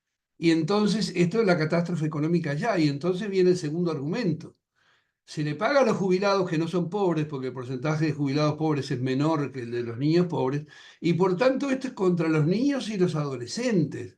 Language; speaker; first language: Spanish; native; Spanish